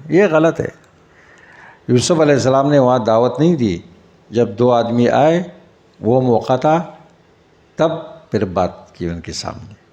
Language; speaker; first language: Urdu; non-native, local second language; Pashto